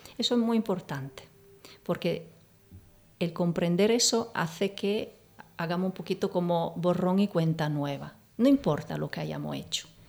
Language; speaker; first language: Spanish; non-native, fluent; Italian